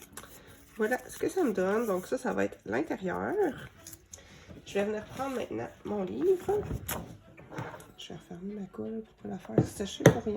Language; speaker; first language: French; native; French